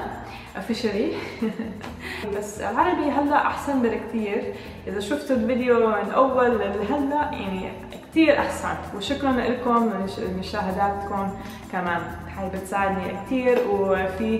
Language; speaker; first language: Arabic; non-native, learner; English